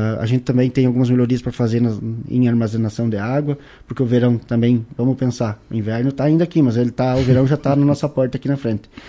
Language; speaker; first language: Portuguese; native; Portuguese